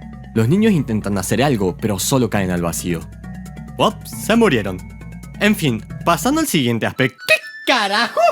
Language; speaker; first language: Spanish; native; Spanish